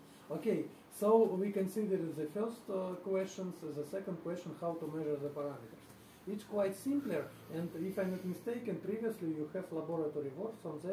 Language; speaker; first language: English; non-native, fluent; Russian